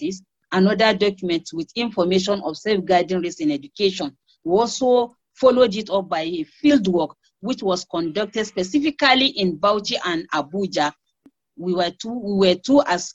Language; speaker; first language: English; non-native, local second language; Hausa